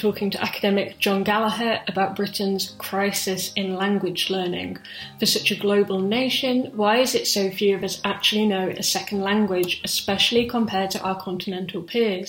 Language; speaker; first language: English; native; English